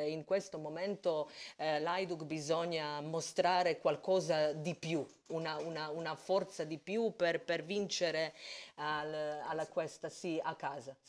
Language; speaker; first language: Italian; non-native, fluent; Croatian